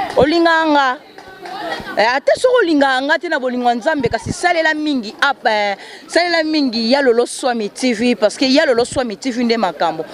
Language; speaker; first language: Lingala; native; Lingala